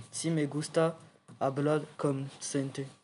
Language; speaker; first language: Spanish; non-native, learner; French